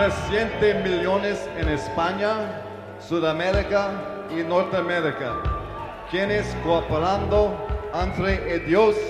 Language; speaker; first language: Spanish; non-native, learner; English